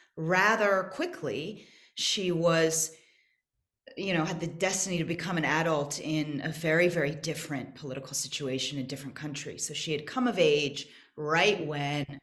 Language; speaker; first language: English; native; English